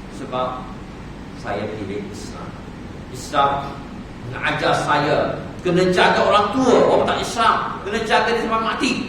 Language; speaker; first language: Malay; non-native, local second language; Chinese